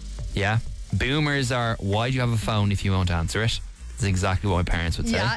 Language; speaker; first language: English; native; English